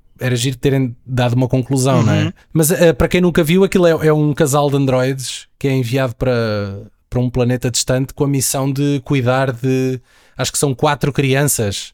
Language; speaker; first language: Portuguese; native; Portuguese